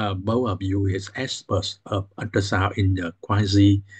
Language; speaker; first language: English; non-native, learner; Vietnamese